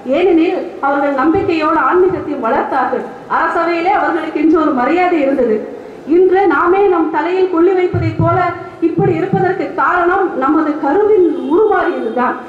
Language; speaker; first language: Tamil; non-native, local second language; Badaga